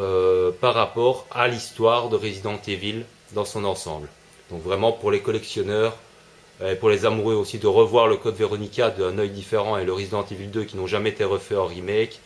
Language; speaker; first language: French; native; French